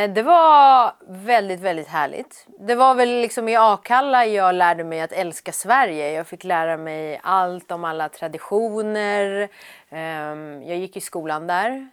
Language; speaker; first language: Swedish; early bilingual, other home language; Persian